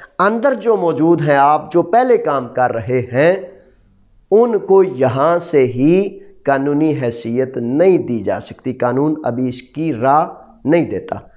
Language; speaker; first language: Urdu; non-native, local second language; Punjabi